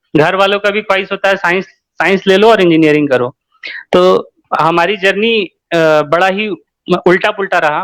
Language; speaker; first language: Hindi; native; Hindi